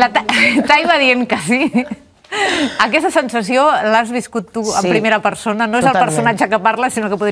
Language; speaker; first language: Catalan; native; Catalan